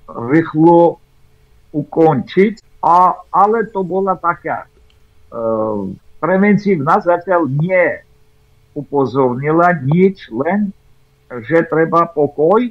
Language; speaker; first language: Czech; non-native, fluent; Armenian